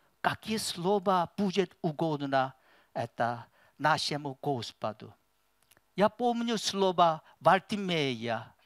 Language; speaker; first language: Russian; non-native, learner; Korean